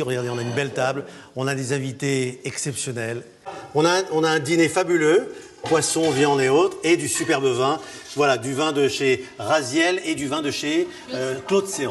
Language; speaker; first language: French; native; French